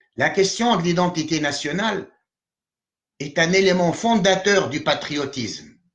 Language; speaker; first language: French; non-native, local second language; Arabic